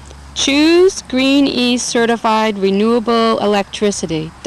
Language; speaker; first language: English; native; English